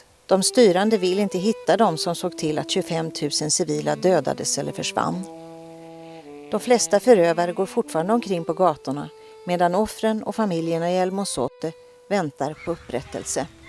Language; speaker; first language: Swedish; native; Swedish